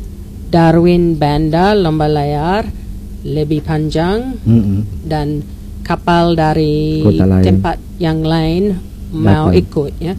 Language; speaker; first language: Indonesian; non-native, learner; English